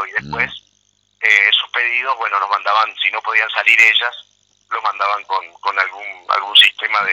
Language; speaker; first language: Spanish; native; Spanish